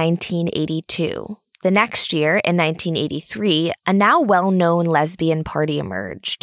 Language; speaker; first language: English; native; English